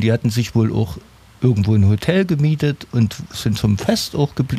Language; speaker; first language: German; native; German